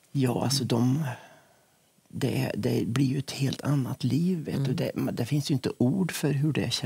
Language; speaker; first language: Swedish; native; Swedish